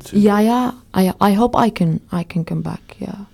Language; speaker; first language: English; non-native, fluent; Arabic